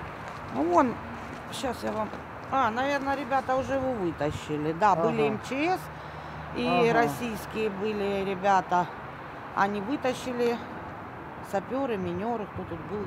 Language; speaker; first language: Russian; native; Russian